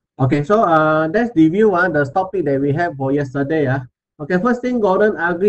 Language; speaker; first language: English; non-native, local second language; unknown